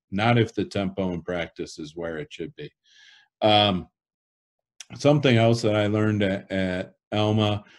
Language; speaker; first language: English; native; English